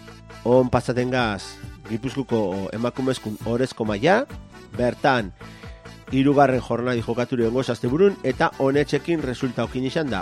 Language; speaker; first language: Basque; native; Basque